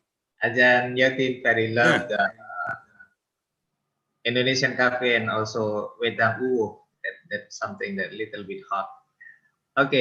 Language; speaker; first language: English; non-native, local second language; Indonesian